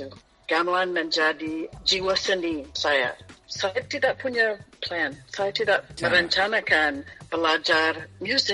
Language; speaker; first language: Indonesian; non-native, fluent; English